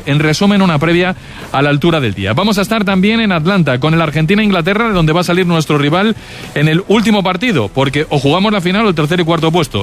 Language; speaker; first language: Spanish; native; Spanish